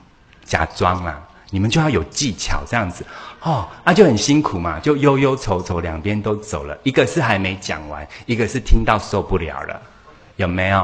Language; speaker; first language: Chinese; native; Chinese